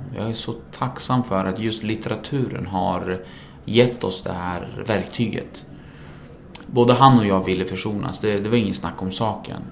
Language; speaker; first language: Swedish; early bilingual, other home language; Kurdish